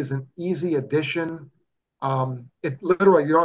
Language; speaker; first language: English; native; English